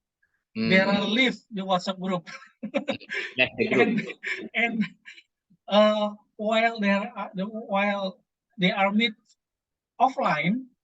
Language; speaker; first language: English; non-native, fluent; Indonesian